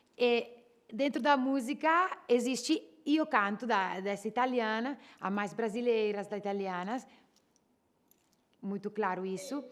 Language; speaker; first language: Portuguese; non-native, fluent; Italian